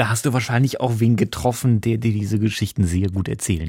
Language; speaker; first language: German; native; German